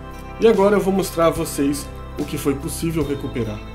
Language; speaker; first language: Portuguese; native; Portuguese